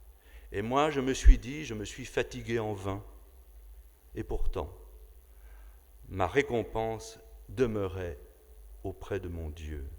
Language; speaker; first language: French; native; French